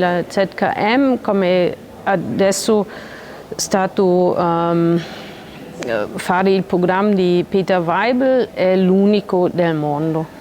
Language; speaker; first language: Italian; non-native, learner; German